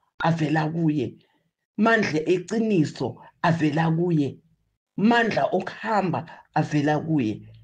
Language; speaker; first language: Zulu; non-native, local second language; Swati